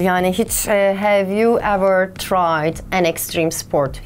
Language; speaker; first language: English; non-native, fluent; Turkish